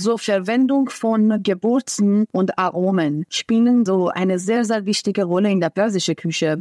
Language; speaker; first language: German; non-native, fluent; Persian